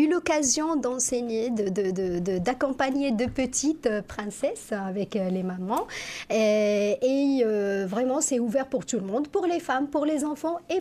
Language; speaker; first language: French; non-native, local second language; Arabic